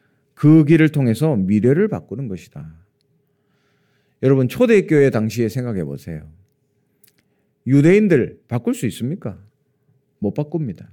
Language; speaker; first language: Korean; native; Korean